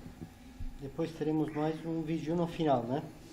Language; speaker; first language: Portuguese; non-native, fluent; Turkish